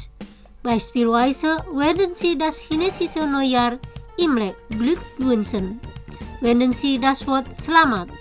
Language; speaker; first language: German; non-native, learner; Indonesian